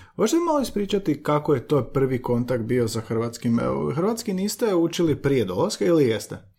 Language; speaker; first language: Croatian; native; Croatian